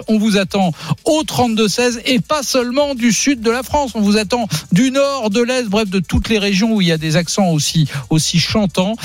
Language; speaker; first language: French; native; French